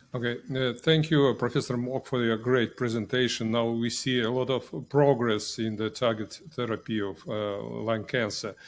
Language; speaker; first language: English; non-native, fluent; Russian